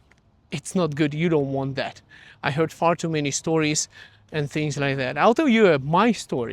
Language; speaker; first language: English; early bilingual, other home language; Russian